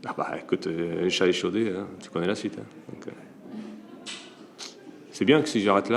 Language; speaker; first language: French; native; French